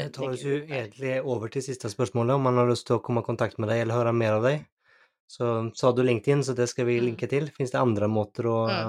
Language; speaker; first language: Norwegian; native; Norwegian